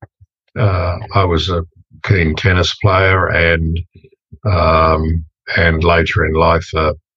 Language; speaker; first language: English; native; English